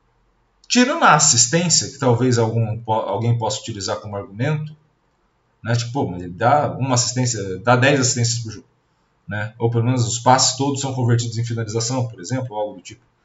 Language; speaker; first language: Portuguese; native; Portuguese